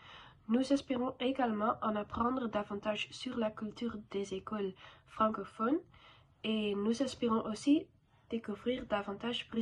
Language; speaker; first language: French; non-native, learner; Dutch